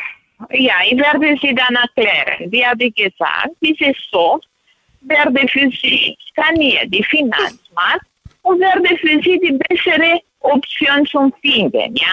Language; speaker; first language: German; non-native, learner; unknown